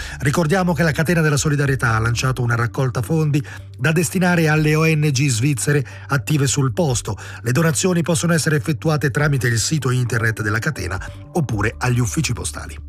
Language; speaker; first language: Italian; native; Italian